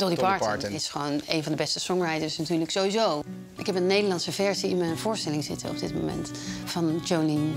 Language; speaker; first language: Dutch; native; Dutch